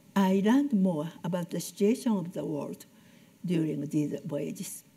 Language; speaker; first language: English; non-native, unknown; Japanese